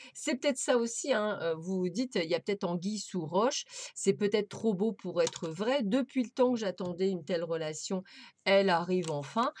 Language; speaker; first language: French; native; French